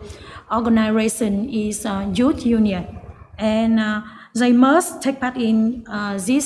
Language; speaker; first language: English; non-native, learner; Vietnamese